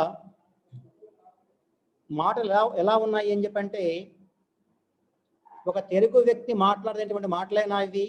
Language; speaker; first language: Telugu; native; Telugu